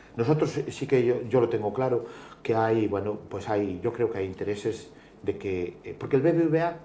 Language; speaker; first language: Spanish; native; Spanish